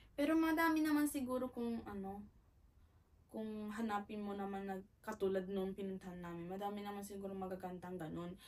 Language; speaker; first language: Filipino; native; Filipino